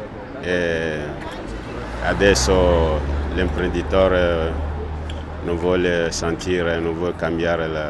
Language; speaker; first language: Italian; non-native, learner; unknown